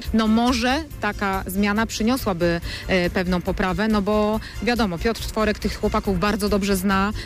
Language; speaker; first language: Polish; native; Polish